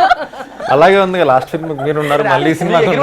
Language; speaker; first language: Telugu; native; Telugu